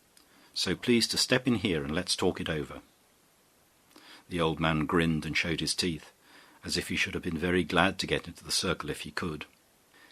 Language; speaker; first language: English; native; English